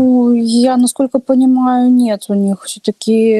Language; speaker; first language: Russian; native; Russian